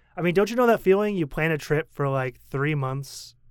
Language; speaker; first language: English; native; English